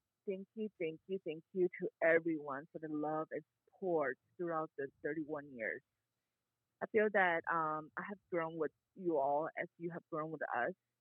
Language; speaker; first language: English; native; English